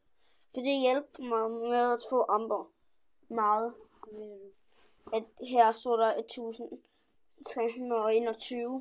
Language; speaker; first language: Danish; early bilingual, other home language; Polish